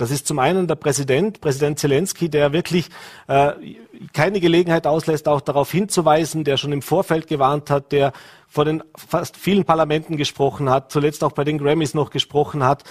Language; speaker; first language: German; native; German